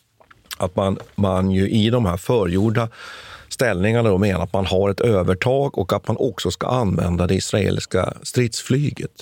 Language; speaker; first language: Swedish; native; Swedish